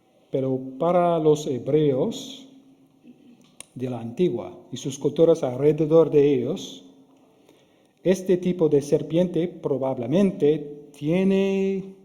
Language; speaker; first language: Spanish; non-native, fluent; English